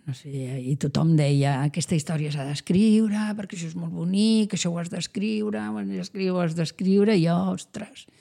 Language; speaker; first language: Catalan; non-native, local second language; Spanish